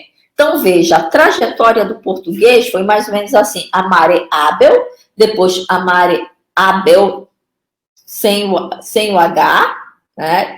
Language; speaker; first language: Portuguese; native; Portuguese